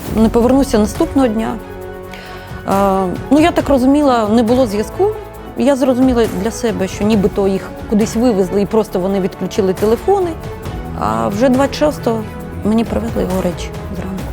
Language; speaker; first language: Ukrainian; native; Ukrainian